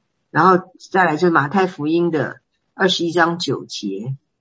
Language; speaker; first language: Chinese; native; Chinese